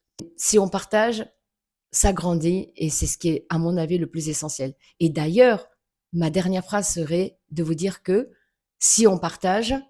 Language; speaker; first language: French; native; French